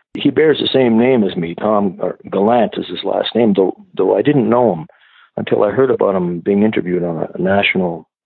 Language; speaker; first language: English; native; English